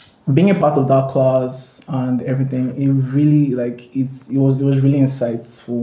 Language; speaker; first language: English; non-native, local second language; Ibibio